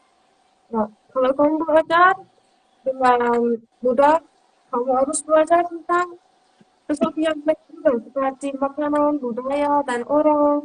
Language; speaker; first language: Indonesian; non-native, learner; Turkish